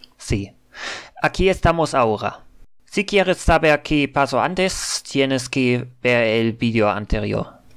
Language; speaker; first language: Spanish; non-native, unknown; German